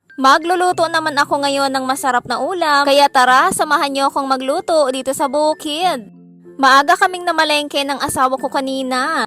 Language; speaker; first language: Filipino; non-native, local second language; Bikol